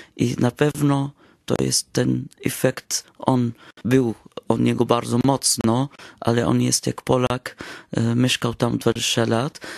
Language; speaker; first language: Polish; non-native, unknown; Arabic